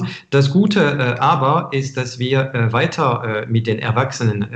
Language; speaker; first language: German; non-native, fluent; French